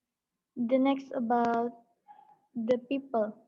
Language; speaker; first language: English; non-native, learner; Indonesian